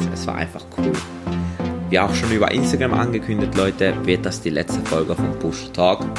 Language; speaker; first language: German; non-native, fluent; Spanish